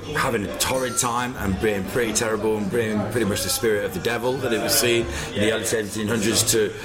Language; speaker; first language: English; native; English